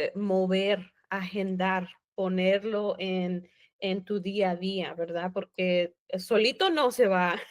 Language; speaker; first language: Spanish; native; Spanish